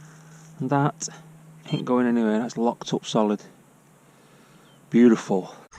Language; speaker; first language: English; native; English